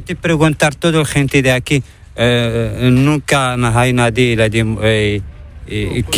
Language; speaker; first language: Spanish; non-native, learner; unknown